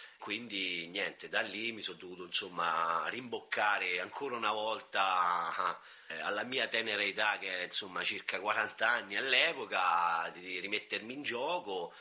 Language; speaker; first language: Italian; native; Italian